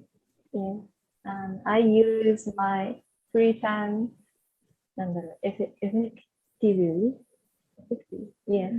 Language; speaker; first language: English; non-native, learner; Japanese